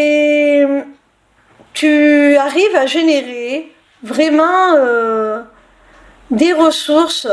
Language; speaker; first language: French; native; French